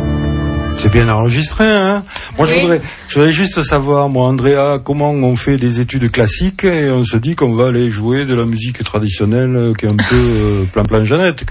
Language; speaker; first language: French; native; French